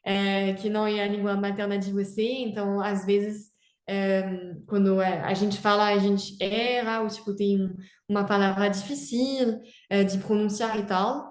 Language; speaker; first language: Portuguese; non-native, fluent; French